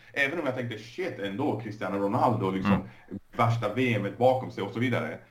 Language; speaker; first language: Swedish; early bilingual, other home language; Persian